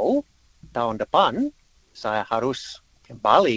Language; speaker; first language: Indonesian; non-native, learner; English